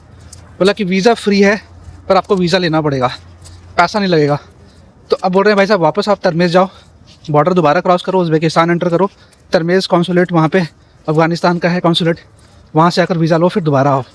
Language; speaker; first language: Hindi; native; Hindi